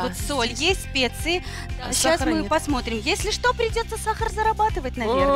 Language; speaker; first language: Russian; native; Russian